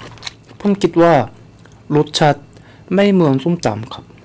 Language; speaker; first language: Thai; non-native, learner; Korean